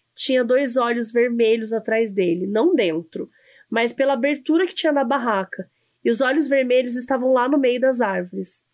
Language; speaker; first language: Portuguese; native; Portuguese